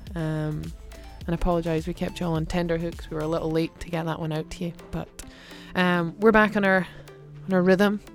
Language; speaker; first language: English; native; English